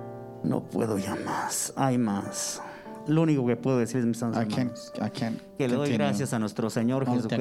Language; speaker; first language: Spanish; native; Spanish